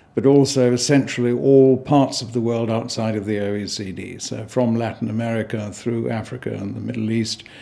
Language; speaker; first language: English; native; English